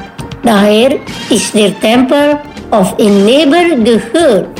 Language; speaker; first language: German; non-native, learner; Indonesian